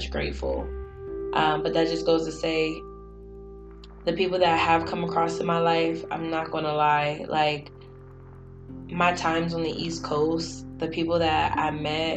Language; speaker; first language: English; native; English